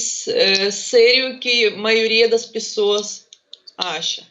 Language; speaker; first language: Portuguese; non-native, fluent; Russian